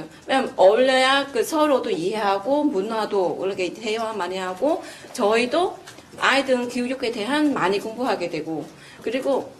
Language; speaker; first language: Korean; non-native, fluent; Vietnamese